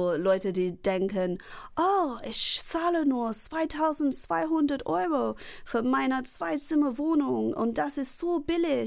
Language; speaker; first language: German; non-native, fluent; English